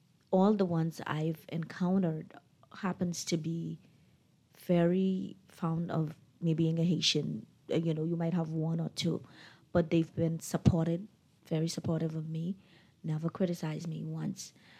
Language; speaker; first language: English; native; English